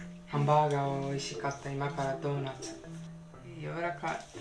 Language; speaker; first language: Japanese; non-native, learner; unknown